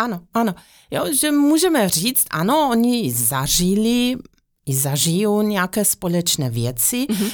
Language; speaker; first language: Czech; non-native, fluent; German